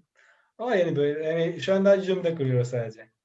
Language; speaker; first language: Turkish; non-native, fluent; Spanish